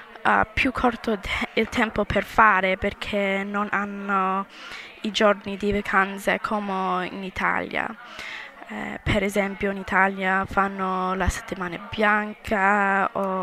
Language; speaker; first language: Italian; non-native, learner; English